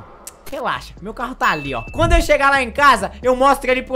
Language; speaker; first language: Portuguese; native; Portuguese